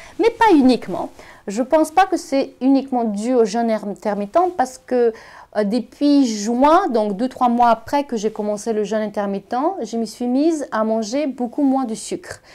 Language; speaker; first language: French; non-native, fluent; Bulgarian